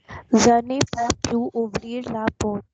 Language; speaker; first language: French; non-native, learner; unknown